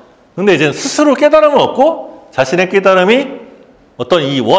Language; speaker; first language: Korean; native; Korean